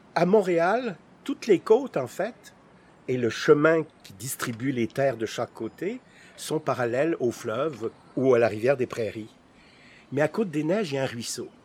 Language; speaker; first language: French; native; French